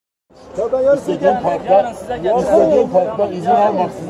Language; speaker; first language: Turkish; native; Turkish